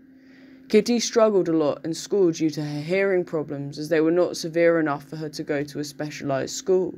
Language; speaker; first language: English; native; English